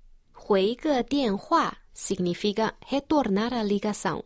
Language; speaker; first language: Portuguese; non-native, fluent; Chinese